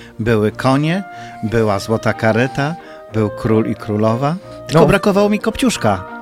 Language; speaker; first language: Polish; native; Polish